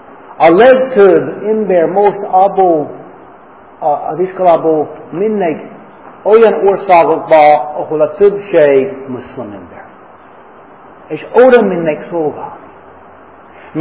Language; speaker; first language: Hungarian; non-native, fluent; English